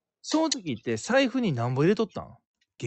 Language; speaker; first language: Japanese; native; Japanese